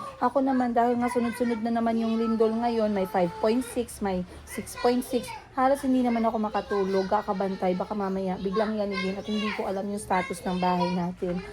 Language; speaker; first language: Filipino; non-native, local second language; Cebuano